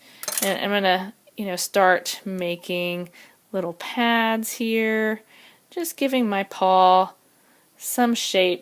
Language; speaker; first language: English; native; English